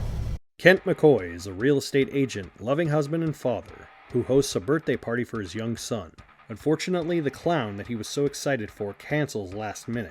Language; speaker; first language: English; native; English